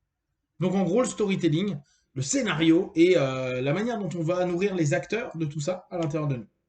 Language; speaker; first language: French; native; French